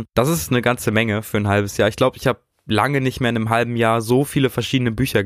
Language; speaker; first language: German; native; German